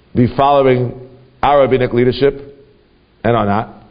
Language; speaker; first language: English; native; English